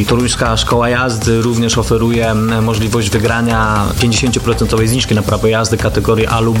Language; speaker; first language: Polish; native; Polish